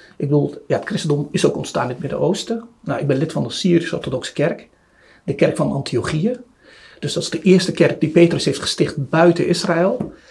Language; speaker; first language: Dutch; early bilingual, other home language; Turoyo